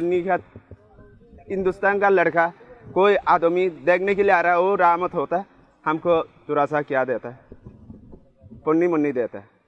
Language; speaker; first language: Hindi; non-native, learner; Rohingya